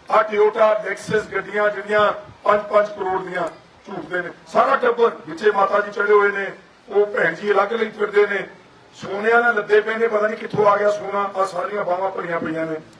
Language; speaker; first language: Punjabi; native; Punjabi